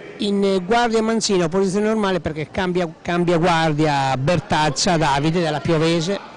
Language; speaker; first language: Italian; native; Italian